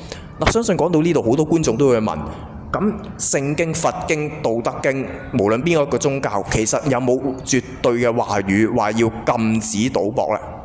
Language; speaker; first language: Cantonese; native; Cantonese